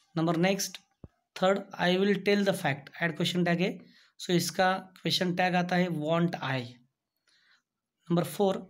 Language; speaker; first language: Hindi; non-native, local second language; Marathi